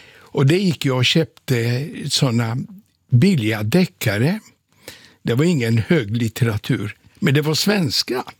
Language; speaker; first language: Swedish; non-native, fluent; Polish